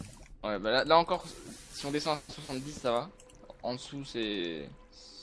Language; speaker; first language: French; native; French